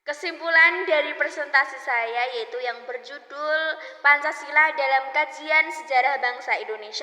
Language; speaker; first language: Indonesian; native; Indonesian